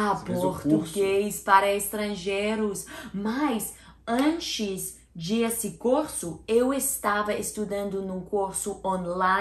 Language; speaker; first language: Portuguese; non-native, learner; English